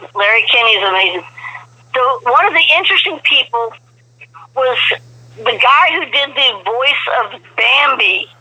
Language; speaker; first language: English; native; English